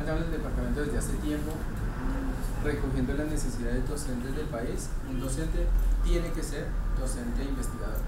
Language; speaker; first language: Spanish; native; Spanish